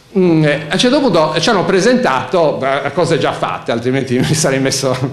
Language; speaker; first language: Italian; native; Italian